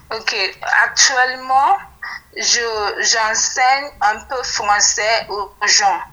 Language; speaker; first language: French; non-native, learner; Yoruba